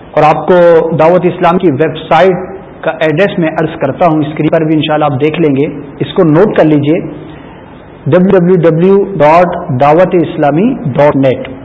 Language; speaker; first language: Urdu; native; Urdu